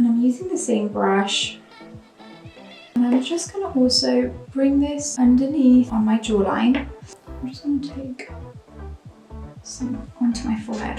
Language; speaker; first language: English; native; English